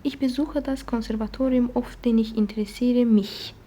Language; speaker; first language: German; non-native, fluent; Azerbaijani